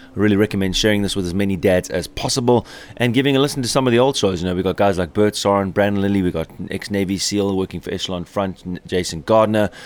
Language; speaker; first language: English; native; English